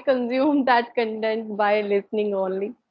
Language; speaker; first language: English; non-native, learner; Hindi